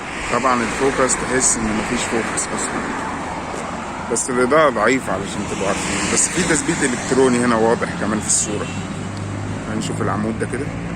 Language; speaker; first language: Arabic; native; Arabic